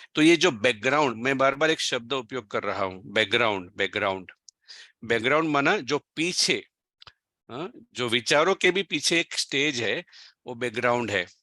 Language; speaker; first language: Hindi; non-native, local second language; Gujarati